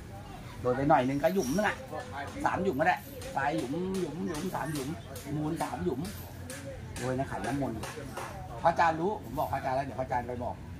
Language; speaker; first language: Thai; native; Thai